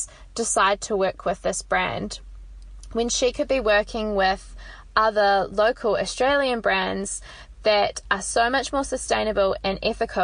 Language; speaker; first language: English; native; English